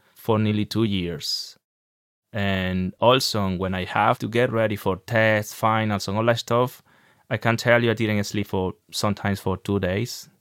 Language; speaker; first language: English; non-native, fluent; Spanish